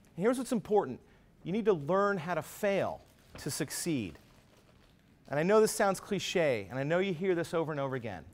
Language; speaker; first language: English; native; English